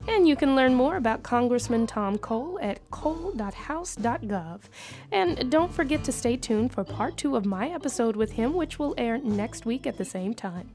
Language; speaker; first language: English; native; English